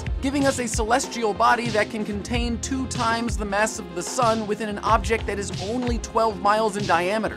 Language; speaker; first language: English; native; English